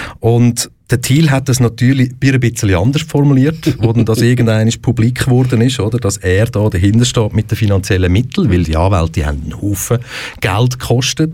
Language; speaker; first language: German; native; German